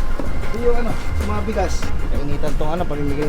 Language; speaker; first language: Filipino; native; Filipino